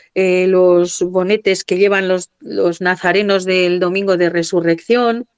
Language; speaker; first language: Spanish; native; Spanish